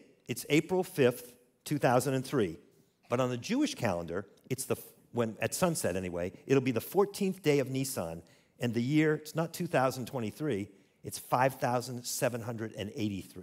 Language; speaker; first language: English; native; English